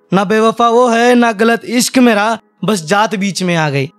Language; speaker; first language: Hindi; non-native, local second language; Marathi